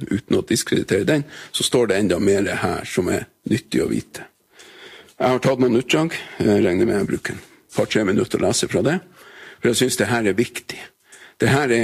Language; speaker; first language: Norwegian; native; Norwegian